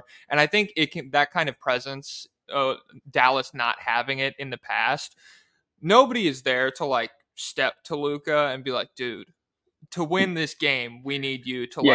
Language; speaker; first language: English; native; English